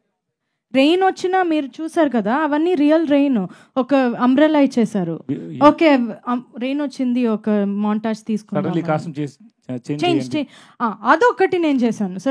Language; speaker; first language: Telugu; non-native, fluent; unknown